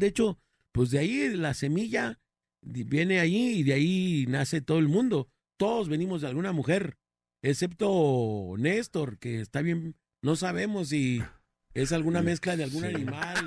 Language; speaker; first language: Spanish; native; Spanish